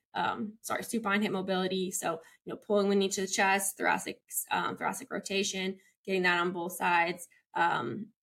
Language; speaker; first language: English; native; English